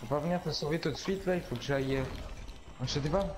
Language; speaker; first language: French; native; French